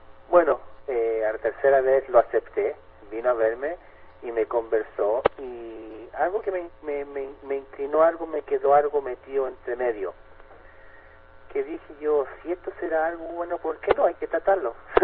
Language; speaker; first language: Spanish; native; Spanish